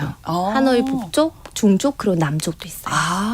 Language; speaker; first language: Korean; non-native, fluent; Vietnamese